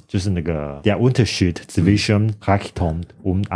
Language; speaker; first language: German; non-native, learner; Chinese